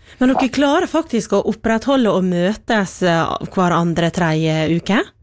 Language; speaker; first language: Norwegian; native; Norwegian